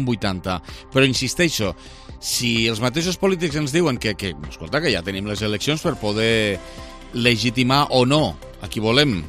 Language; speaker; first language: Catalan; native; Catalan